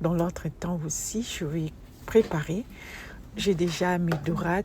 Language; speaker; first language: French; non-native, local second language; Lingala